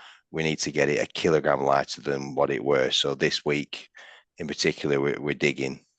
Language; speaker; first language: English; native; English